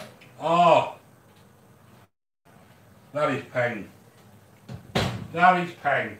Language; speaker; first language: English; native; English